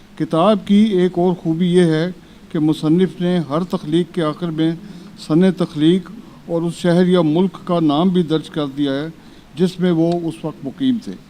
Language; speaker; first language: Urdu; native; Urdu